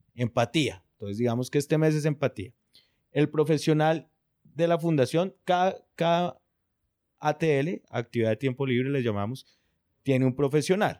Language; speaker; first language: Spanish; native; Spanish